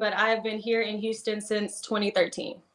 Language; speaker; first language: English; native; English